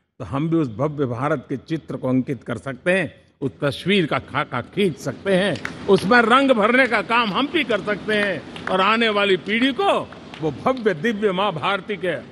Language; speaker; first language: Hindi; non-native, local second language; Gujarati